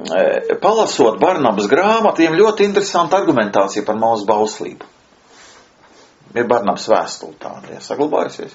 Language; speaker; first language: Latvian; native; Latvian